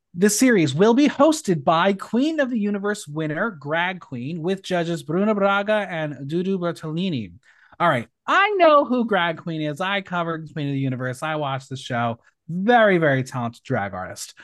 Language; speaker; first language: English; native; English